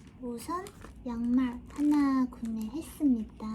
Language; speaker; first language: Korean; non-native, fluent; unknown